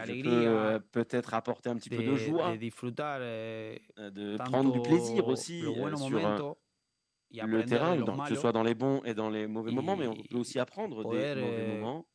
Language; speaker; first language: French; native; French